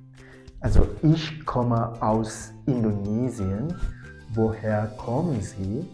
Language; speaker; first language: German; non-native, fluent; Indonesian